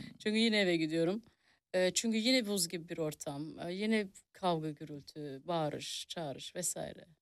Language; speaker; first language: Turkish; early bilingual, heritage; Turkish